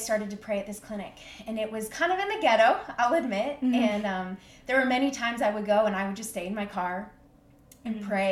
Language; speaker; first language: English; native; English